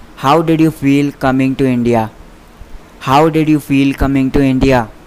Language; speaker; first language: Hindi; native; Hindi